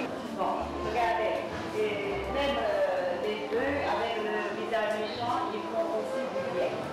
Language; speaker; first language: French; non-native, fluent; Chinese